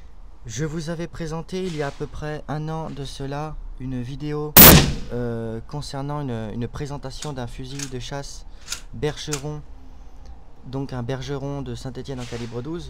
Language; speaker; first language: French; native; French